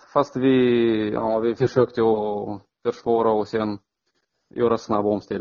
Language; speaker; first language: Swedish; non-native, fluent; Romanian